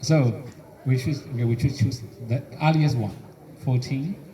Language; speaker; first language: English; non-native, fluent; Burmese